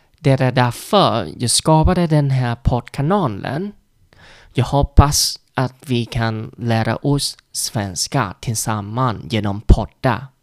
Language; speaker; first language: Swedish; non-native, learner; Vietnamese